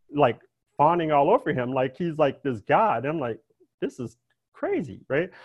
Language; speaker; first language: English; native; English